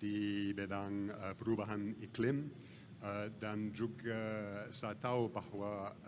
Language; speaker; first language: Indonesian; non-native, fluent; English